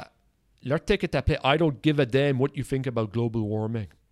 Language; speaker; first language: English; non-native, local second language; French